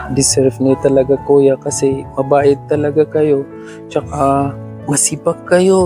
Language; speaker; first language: Filipino; non-native, learner; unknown